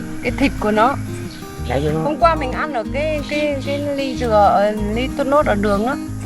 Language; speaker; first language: Vietnamese; native; Vietnamese